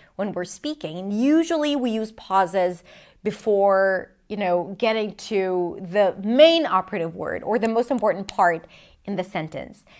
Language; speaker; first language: English; non-native, fluent; Hebrew